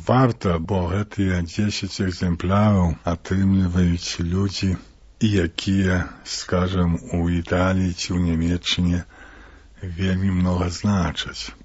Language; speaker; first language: Belarusian; native; Belarusian